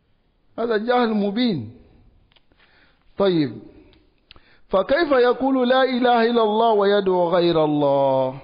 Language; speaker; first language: Arabic; non-native, fluent; Dyula